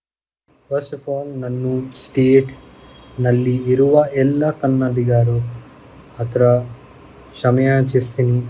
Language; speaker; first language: Kannada; non-native, local second language; Hindi